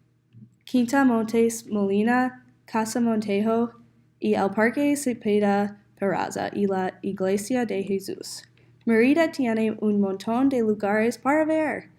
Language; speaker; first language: Spanish; non-native, learner; English